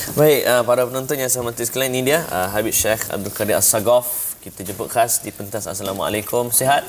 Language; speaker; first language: Malay; native; Malay